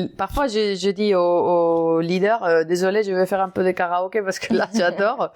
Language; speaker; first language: French; non-native, fluent; Spanish